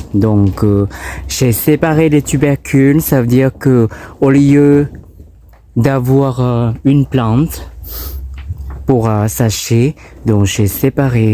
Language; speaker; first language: French; non-native, fluent; Thai